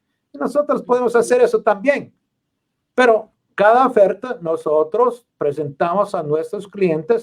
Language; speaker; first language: Spanish; non-native, learner; English